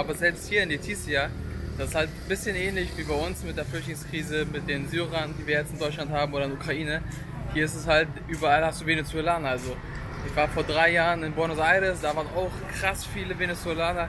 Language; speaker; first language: German; native; German